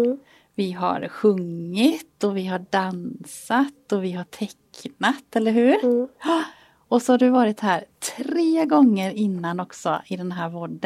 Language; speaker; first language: Swedish; native; Swedish